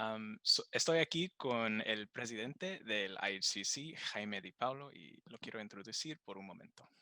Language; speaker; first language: Spanish; early bilingual, heritage; Spanish